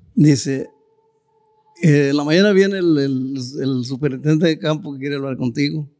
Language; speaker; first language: Spanish; native; Spanish